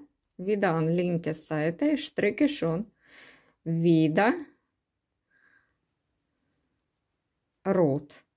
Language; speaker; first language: German; non-native, learner; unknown